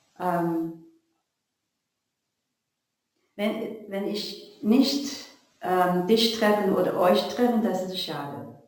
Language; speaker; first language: German; non-native, learner; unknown